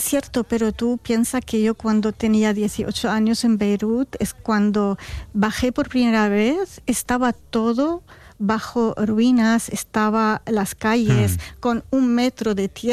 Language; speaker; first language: Spanish; non-native, fluent; Arabic